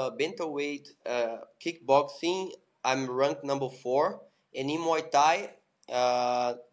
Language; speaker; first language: English; non-native, learner; Portuguese